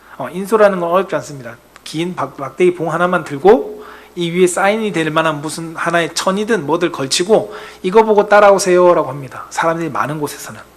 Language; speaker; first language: Korean; native; Korean